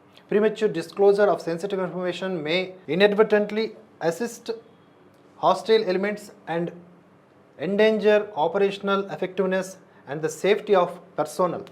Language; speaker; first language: English; non-native, local second language; Telugu